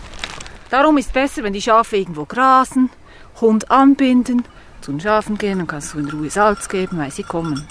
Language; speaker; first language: German; native; German